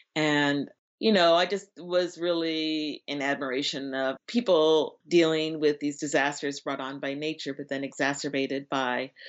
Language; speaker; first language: English; native; English